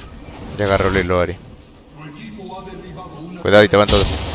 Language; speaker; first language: Spanish; native; Spanish